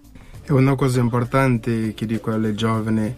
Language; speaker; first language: Italian; non-native, fluent; Kabuverdianu